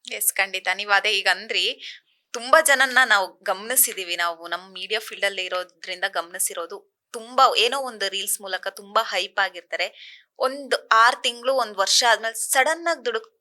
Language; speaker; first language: Kannada; native; Kannada